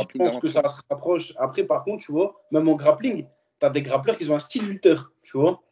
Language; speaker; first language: French; native; French